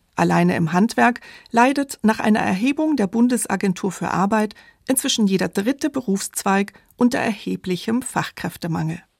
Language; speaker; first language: German; native; German